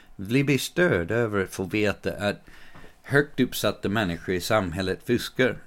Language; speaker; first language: Swedish; non-native, fluent; English